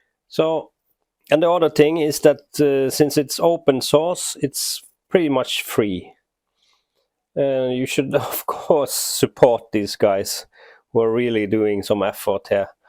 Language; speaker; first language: English; non-native, fluent; Norwegian